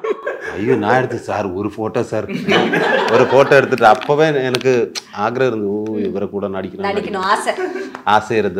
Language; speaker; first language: Tamil; non-native, learner; Malayalam